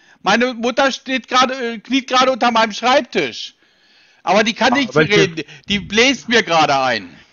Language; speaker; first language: German; native; German